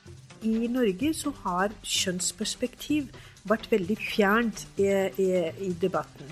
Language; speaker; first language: Norwegian; non-native, fluent; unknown